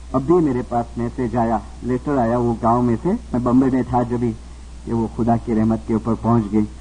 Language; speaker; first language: Hindi; non-native, local second language; Gujarati